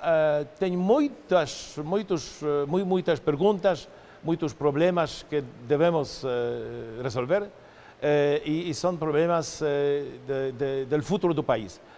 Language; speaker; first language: Portuguese; non-native, fluent; Polish